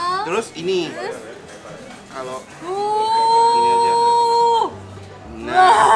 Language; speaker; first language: Indonesian; non-native, fluent; Japanese